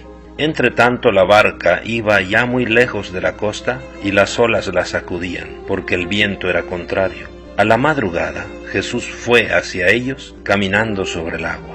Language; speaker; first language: Spanish; native; Spanish